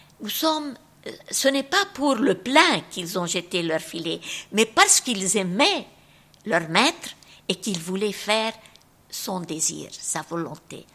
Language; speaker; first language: French; non-native, local second language; Arabic